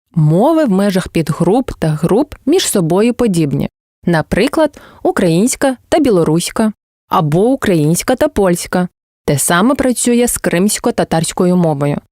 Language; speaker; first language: Ukrainian; non-native, local second language; Crimean Tatar